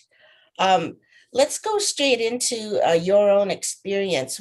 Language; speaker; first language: English; native; English